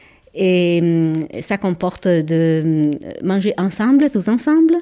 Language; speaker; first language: French; non-native, local second language; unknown